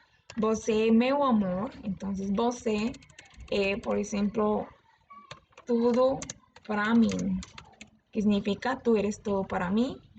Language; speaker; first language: Portuguese; non-native, learner; Spanish